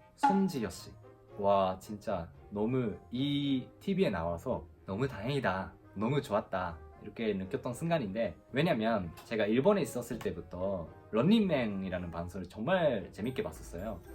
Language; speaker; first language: Korean; non-native, fluent; Japanese